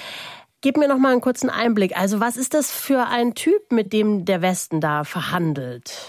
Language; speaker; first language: German; native; German